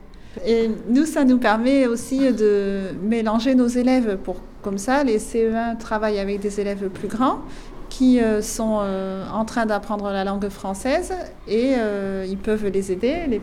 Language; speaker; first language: French; native; French